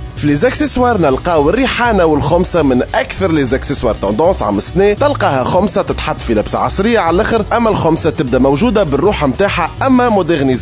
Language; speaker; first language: Arabic; native; Arabic